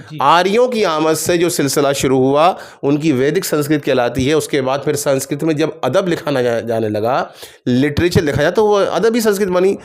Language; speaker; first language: Urdu; native; Urdu